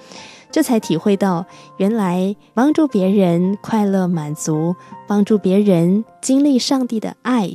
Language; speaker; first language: Chinese; native; Chinese